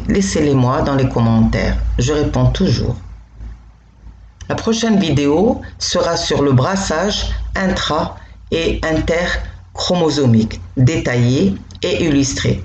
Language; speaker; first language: French; non-native, local second language; Arabic